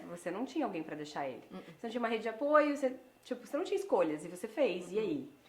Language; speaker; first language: Portuguese; native; Portuguese